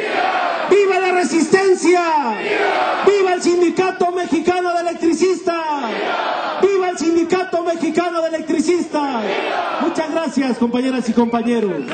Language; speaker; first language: Spanish; native; Spanish